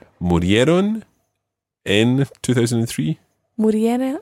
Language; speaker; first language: Spanish; non-native, fluent; English